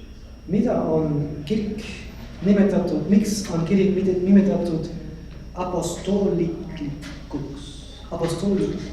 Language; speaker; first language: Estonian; non-native, learner; English